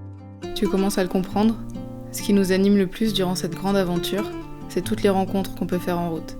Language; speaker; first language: French; native; French